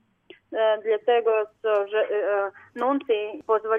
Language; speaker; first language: Polish; non-native, learner; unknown